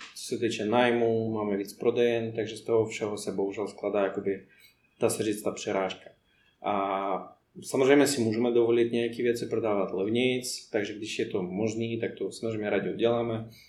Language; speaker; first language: Czech; non-native, fluent; Russian